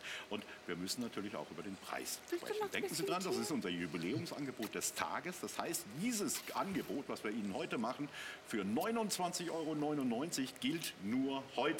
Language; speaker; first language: German; native; German